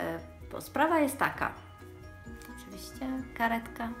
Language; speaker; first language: Polish; early bilingual, heritage; Polish